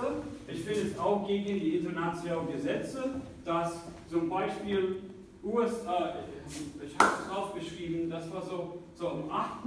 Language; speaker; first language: German; non-native, fluent; English